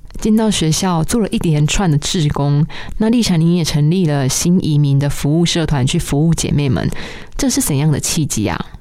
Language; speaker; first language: Chinese; native; Chinese